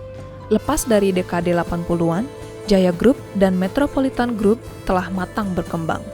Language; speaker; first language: Indonesian; native; Indonesian